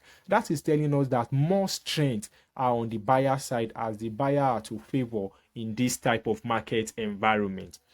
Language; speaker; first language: English; native; English